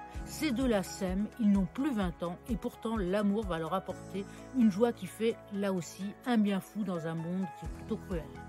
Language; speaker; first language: French; native; French